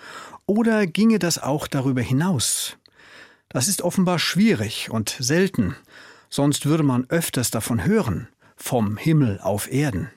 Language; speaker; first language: German; native; German